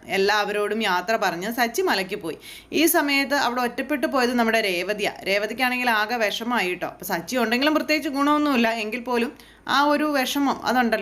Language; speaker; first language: Malayalam; native; Malayalam